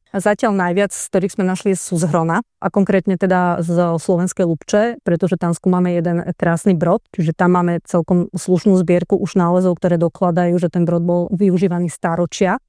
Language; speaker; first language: Slovak; native; Slovak